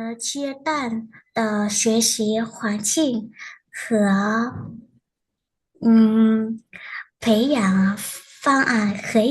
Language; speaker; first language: Chinese; non-native, learner; Vietnamese